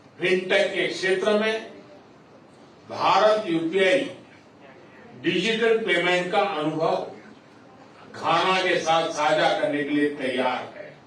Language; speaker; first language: Hindi; non-native, local second language; Gujarati